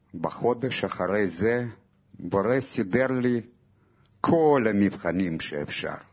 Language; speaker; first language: Hebrew; non-native, fluent; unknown